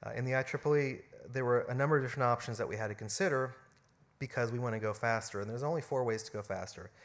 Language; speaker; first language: English; early bilingual, other home language; German